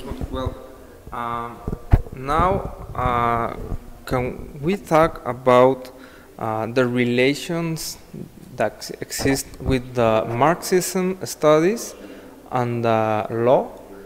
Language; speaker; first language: English; non-native, learner; Spanish